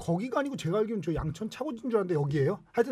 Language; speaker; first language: Korean; native; Korean